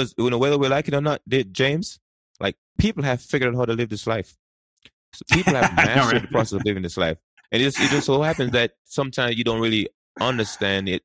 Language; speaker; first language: English; non-native, local second language; Jamaican Creole English